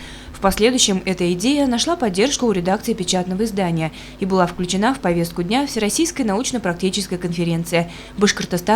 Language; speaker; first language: Russian; native; Russian